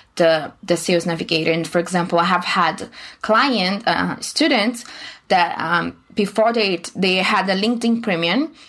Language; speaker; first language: English; non-native, fluent; Portuguese